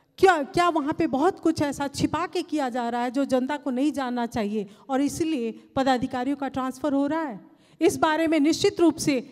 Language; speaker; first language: Hindi; non-native, local second language; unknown